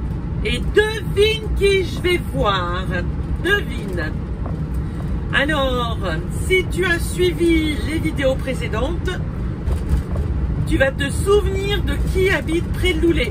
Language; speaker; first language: French; native; French